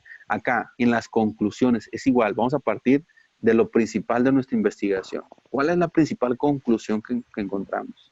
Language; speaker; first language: Spanish; native; Spanish